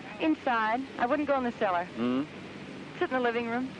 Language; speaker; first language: English; native; English